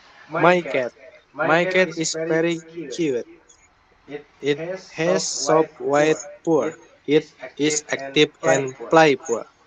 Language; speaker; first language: English; non-native, learner; Indonesian